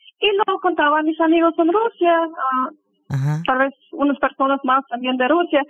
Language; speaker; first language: Spanish; early bilingual, heritage; Spanish